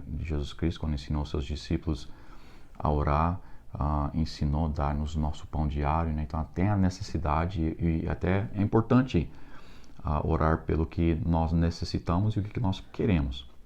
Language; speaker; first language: Portuguese; non-native, fluent; English